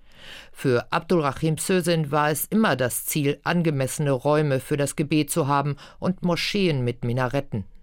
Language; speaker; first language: German; native; German